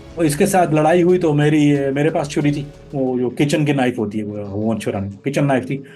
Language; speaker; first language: Urdu; native; Urdu